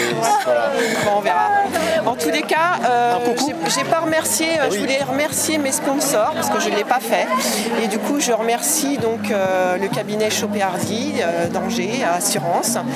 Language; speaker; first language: French; native; French